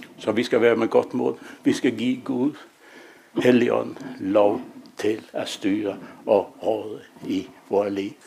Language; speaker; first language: Danish; native; Danish